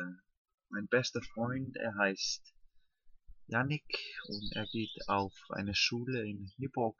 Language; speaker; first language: German; non-native, learner; Danish